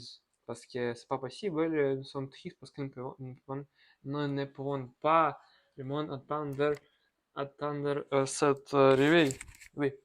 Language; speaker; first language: French; non-native, learner; Russian